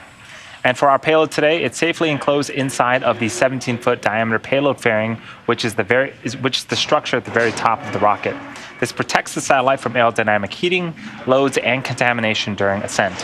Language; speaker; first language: English; native; English